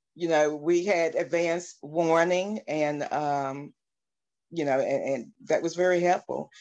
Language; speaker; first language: English; native; English